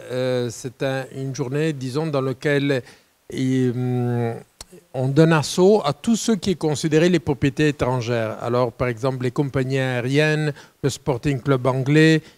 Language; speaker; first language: French; non-native, fluent; Italian